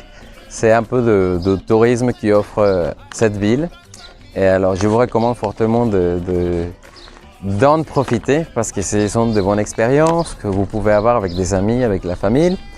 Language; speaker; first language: French; non-native, fluent; Spanish